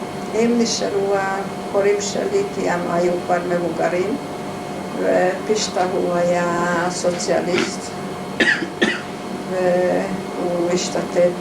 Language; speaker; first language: Hebrew; non-native, fluent; Hungarian